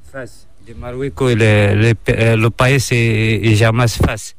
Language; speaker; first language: Spanish; non-native, learner; Arabic